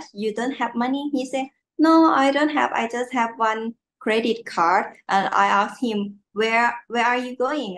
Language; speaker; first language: English; non-native, learner; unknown